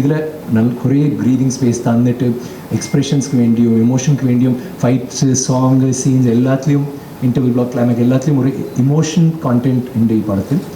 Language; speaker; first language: Malayalam; non-native, learner; Tamil